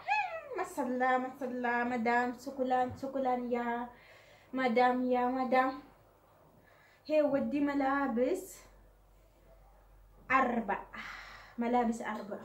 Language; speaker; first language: Arabic; non-native, learner; Oromo